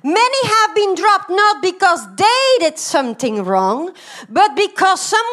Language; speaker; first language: English; non-native, fluent; Dutch